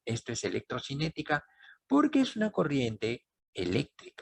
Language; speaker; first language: Spanish; native; Spanish